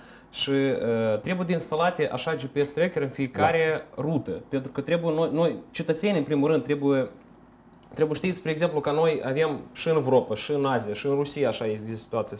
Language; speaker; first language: Romanian; non-native, local second language; Russian